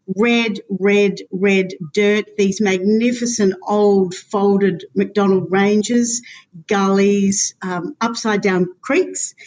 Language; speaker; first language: English; native; English